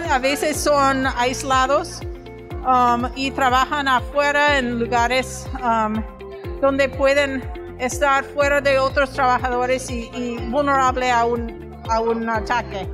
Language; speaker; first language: Spanish; non-native, fluent; English